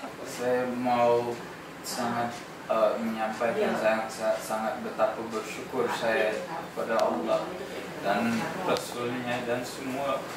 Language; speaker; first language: Indonesian; non-native, fluent; English